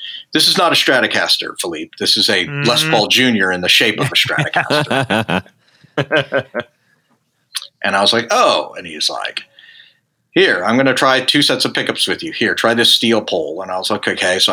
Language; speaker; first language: English; native; English